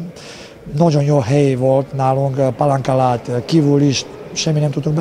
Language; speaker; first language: Hungarian; non-native, learner; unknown